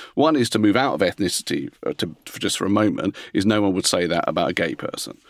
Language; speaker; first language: English; native; English